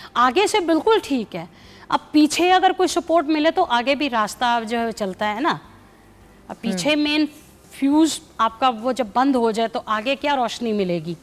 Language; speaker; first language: Urdu; native; Urdu